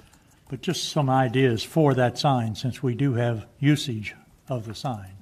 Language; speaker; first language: English; native; English